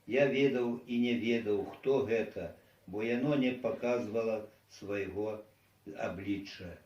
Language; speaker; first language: Belarusian; non-native, local second language; Russian